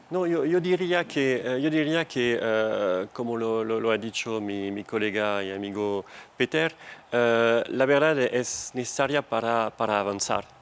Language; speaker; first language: Spanish; non-native, fluent; French